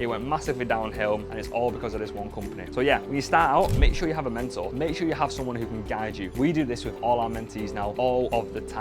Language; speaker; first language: English; native; English